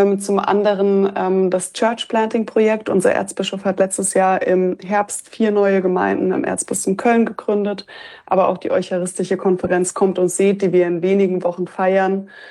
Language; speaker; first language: German; native; German